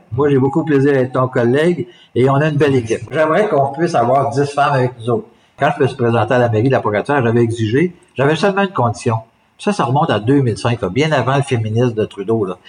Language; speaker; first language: French; native; French